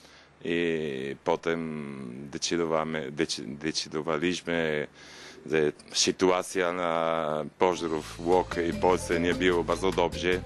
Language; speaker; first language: Polish; non-native, learner; Italian